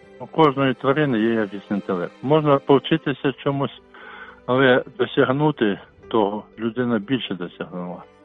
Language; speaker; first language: Ukrainian; non-native, local second language; Russian